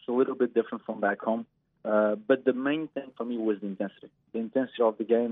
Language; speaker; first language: English; non-native, fluent; Portuguese